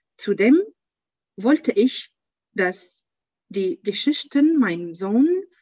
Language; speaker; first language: German; non-native, learner; Arabic